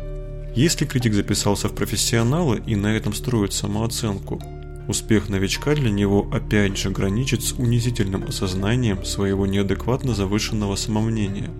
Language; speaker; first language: Russian; native; Russian